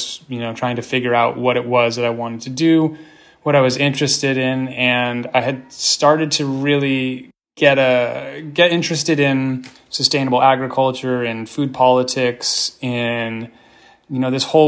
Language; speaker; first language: English; native; English